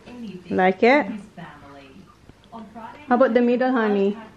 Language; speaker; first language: English; non-native, local second language; Bikol